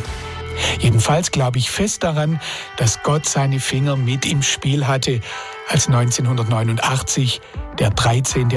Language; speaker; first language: German; native; German